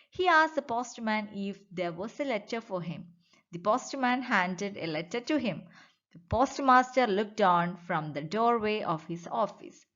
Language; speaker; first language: English; non-native, local second language; Malayalam